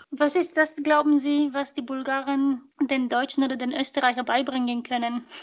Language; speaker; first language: German; non-native, fluent; Bulgarian